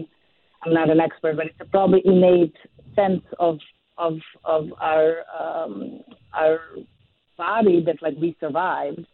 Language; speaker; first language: English; non-native, fluent; Serbian